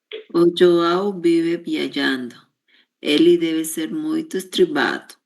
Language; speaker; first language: Portuguese; non-native, learner; Spanish